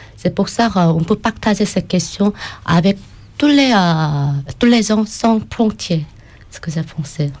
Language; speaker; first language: French; non-native, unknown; Korean